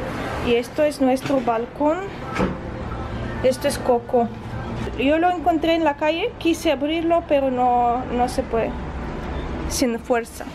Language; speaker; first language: Spanish; non-native, fluent; Russian